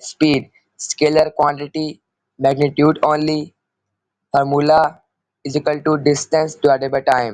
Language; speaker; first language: English; non-native, local second language; Urdu